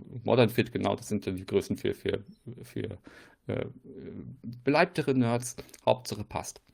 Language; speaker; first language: German; native; German